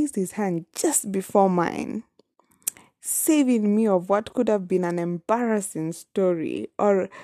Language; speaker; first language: English; non-native, local second language; Kamba